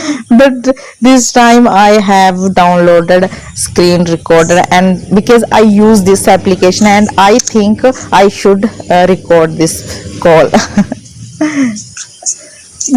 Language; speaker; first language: English; non-native, learner; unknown